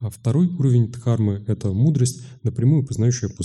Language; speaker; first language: Russian; native; Russian